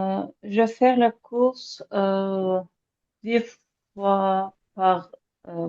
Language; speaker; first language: French; non-native, learner; Azerbaijani